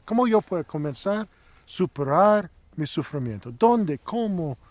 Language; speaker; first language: Spanish; non-native, learner; Greek